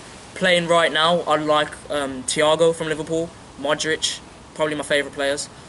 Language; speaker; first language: English; native; English